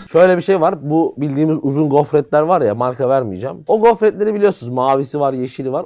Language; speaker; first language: Turkish; native; Turkish